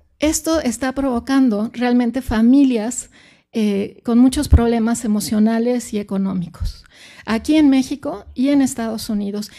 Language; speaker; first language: Spanish; native; Spanish